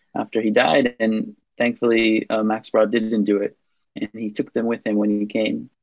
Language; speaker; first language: English; non-native, fluent; Hebrew